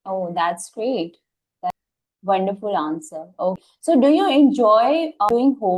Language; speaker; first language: English; non-native, fluent; Hindi